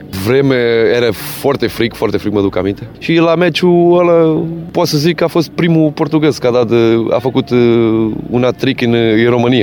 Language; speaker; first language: Romanian; non-native, fluent; Portuguese